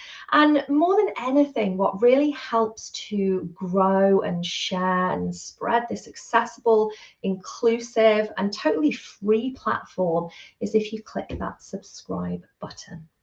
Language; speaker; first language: English; native; English